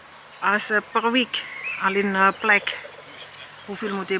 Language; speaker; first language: Dutch; non-native, learner; Indonesian